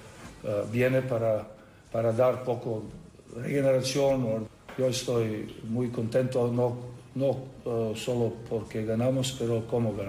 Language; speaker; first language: Spanish; non-native, learner; Serbian